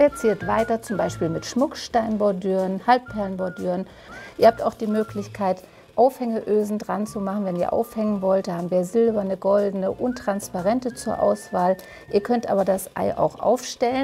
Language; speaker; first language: German; native; German